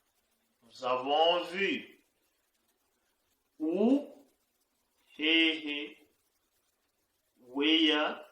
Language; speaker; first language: French; non-native, fluent; Kinyarwanda